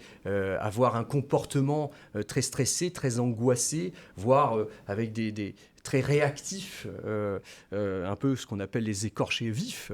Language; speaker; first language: French; native; French